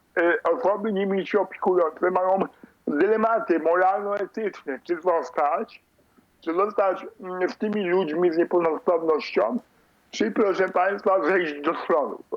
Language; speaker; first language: Polish; non-native, fluent; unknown